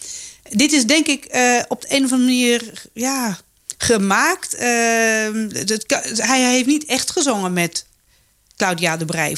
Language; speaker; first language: Dutch; native; Dutch